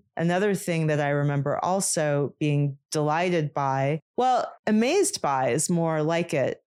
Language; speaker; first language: English; native; English